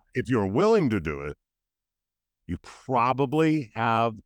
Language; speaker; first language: English; native; English